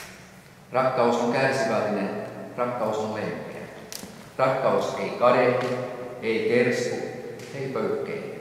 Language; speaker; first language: Finnish; native; Finnish